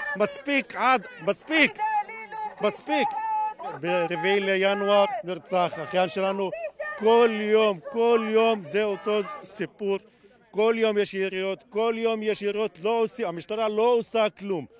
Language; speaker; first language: Hebrew; non-native, local second language; Arabic